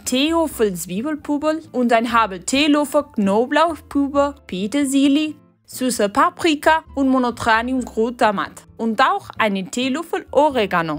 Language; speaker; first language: German; non-native, learner; Spanish